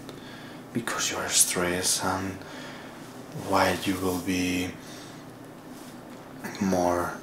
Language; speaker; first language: English; non-native, learner; Spanish